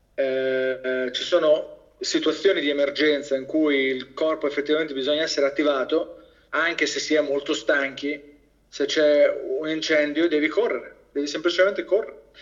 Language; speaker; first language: Italian; native; Italian